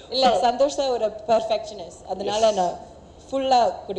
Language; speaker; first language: Tamil; early bilingual, heritage; Tamil